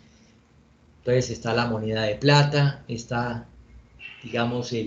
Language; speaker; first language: Spanish; native; Spanish